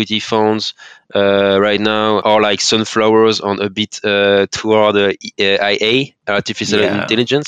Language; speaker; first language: English; non-native, fluent; French